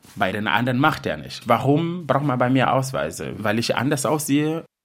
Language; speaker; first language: German; non-native, fluent; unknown